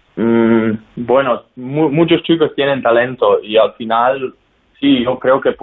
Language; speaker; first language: Spanish; non-native, fluent; Slovenian